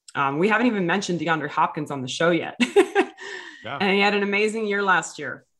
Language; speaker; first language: English; native; English